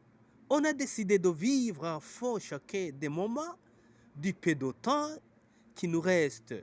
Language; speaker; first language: French; non-native, local second language; Rundi